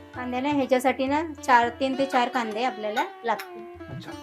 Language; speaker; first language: Marathi; native; Marathi